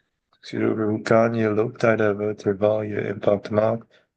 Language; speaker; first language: Dutch; non-native, learner; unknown